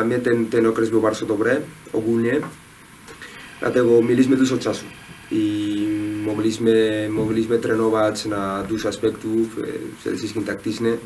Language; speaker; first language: Polish; non-native, learner; Spanish